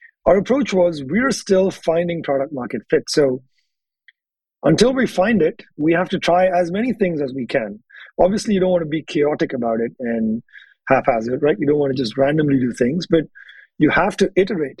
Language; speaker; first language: English; non-native, local second language; Telugu